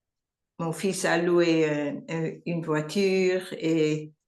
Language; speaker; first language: French; non-native, learner; English